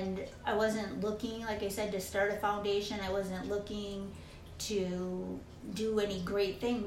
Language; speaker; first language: English; native; English